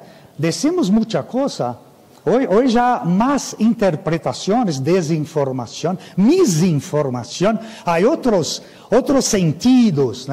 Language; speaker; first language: Spanish; non-native, fluent; Portuguese